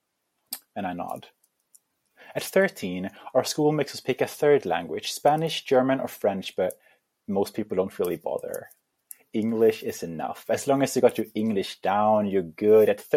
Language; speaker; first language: English; non-native, fluent; Swedish